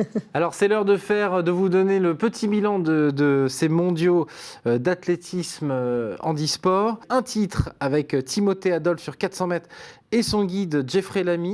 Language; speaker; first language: French; native; French